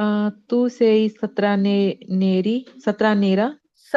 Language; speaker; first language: Italian; non-native, learner; Punjabi